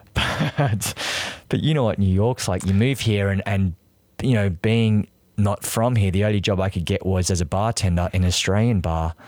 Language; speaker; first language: English; native; English